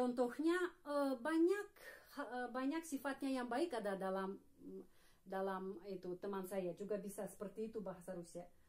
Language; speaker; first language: Indonesian; non-native, fluent; Russian